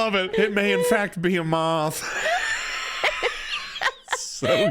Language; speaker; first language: English; native; English